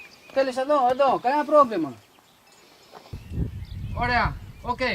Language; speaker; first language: Greek; non-native, learner; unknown